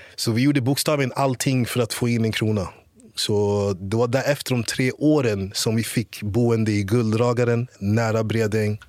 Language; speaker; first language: Swedish; early bilingual, other home language; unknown